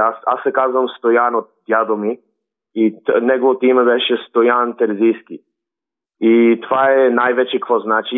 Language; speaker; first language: Bulgarian; early bilingual, heritage; Bulgarian